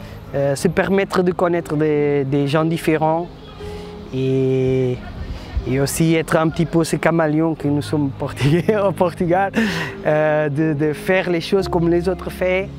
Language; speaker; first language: French; non-native, fluent; Portuguese